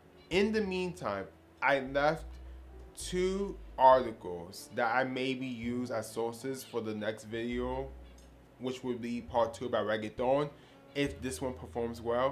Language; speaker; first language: English; early bilingual, other home language; Spanish